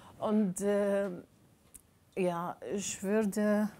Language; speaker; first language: German; non-native, learner; Arabic